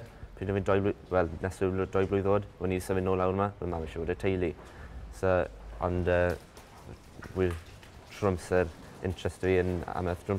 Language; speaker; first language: Welsh; native; Welsh